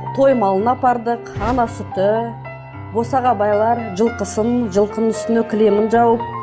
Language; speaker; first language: Kazakh; native; Kazakh